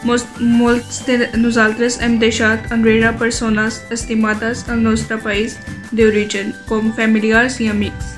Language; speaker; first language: Catalan; non-native, learner; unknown